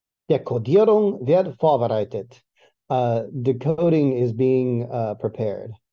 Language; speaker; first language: German; non-native, learner; English